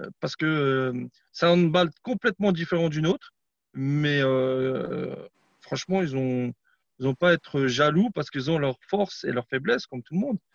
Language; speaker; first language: French; non-native, fluent; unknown